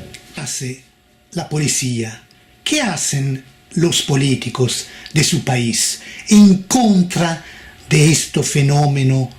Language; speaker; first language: Spanish; non-native, fluent; Italian